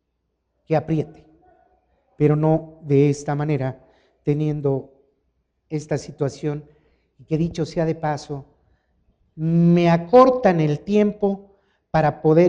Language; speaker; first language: Spanish; native; Spanish